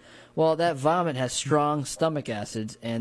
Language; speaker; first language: English; native; English